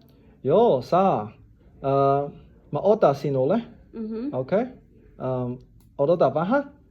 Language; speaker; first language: Finnish; non-native, learner; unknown